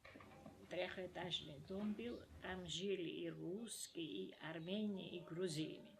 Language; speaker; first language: Russian; non-native, local second language; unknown